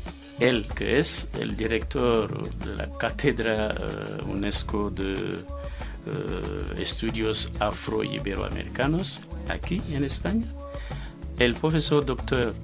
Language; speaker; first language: Spanish; non-native, fluent; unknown